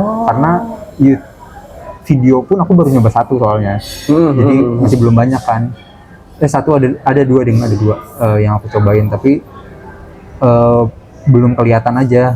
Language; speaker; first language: Indonesian; native; Indonesian